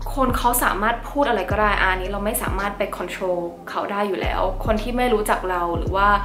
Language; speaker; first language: Thai; early bilingual, heritage; Thai